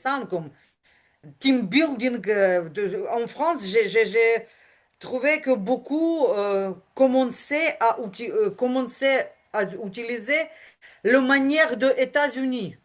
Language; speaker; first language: French; non-native, learner; Ukrainian